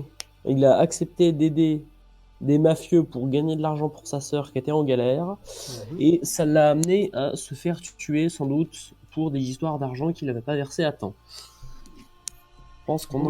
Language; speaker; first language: French; native; French